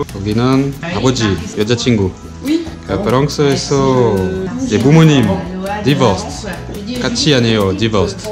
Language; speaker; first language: Korean; non-native, learner; French